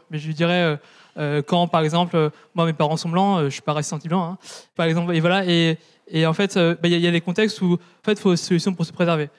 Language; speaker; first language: French; native; French